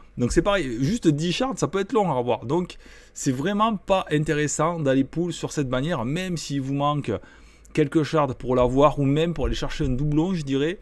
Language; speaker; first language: French; native; French